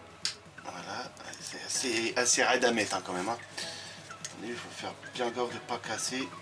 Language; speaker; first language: French; native; French